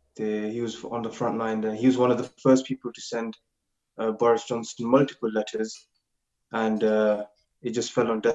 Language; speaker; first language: Punjabi; early bilingual, heritage; Punjabi